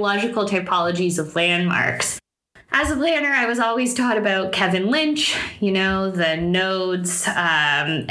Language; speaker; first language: English; native; English